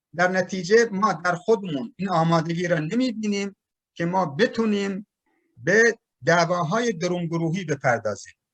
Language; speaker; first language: Persian; non-native, local second language; Turkmen